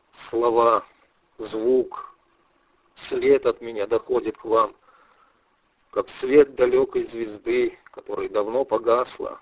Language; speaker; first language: Russian; native; Russian